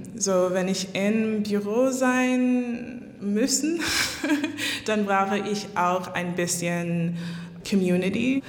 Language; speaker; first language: German; non-native, fluent; English